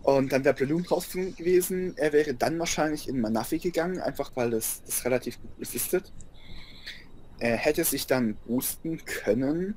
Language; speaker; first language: German; native; German